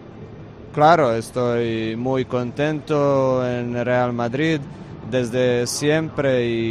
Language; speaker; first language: Spanish; non-native, fluent; Croatian